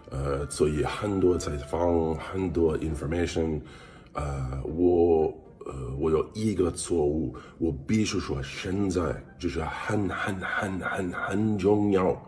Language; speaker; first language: Chinese; non-native, learner; English